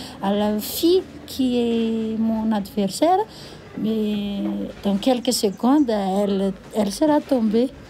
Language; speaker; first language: French; non-native, local second language; Malagasy